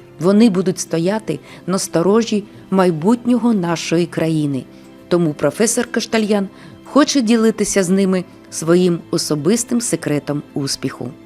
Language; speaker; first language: Ukrainian; native; Ukrainian